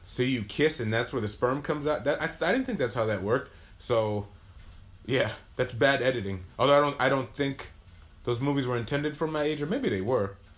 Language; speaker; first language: English; native; English